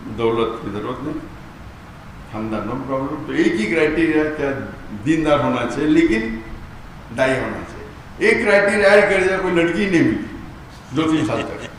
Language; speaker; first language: Urdu; non-native, local second language; Konkani